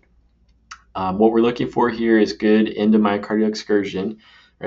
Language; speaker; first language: English; native; English